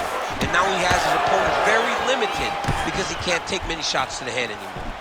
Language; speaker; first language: English; native; English